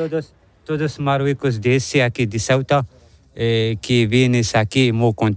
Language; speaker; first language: Spanish; non-native, learner; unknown